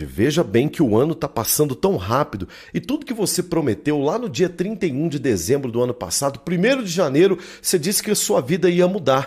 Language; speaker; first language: Portuguese; native; Portuguese